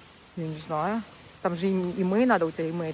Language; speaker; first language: Russian; native; Russian